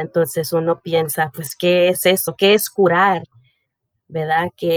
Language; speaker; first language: Spanish; early bilingual, heritage; Spanish